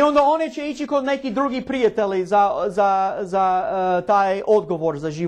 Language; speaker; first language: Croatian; non-native, learner; English